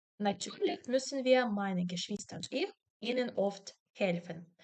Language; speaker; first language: German; non-native, fluent; Ukrainian